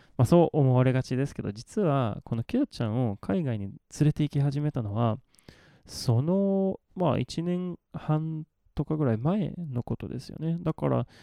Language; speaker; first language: Japanese; non-native, fluent; Swedish